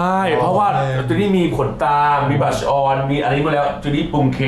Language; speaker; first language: Thai; native; Thai